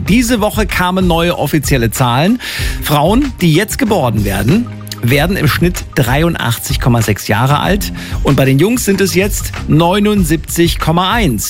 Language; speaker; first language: German; native; German